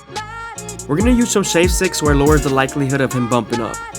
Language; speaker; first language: English; native; English